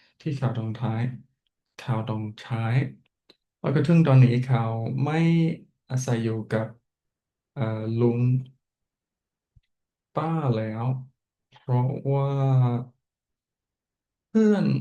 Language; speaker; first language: Thai; non-native, fluent; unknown